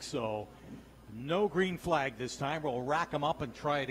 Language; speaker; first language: English; native; English